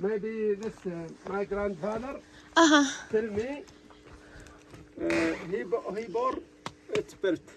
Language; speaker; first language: English; non-native, learner; Arabic